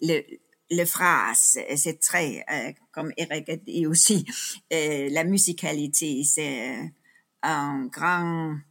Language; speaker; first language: French; non-native, fluent; Danish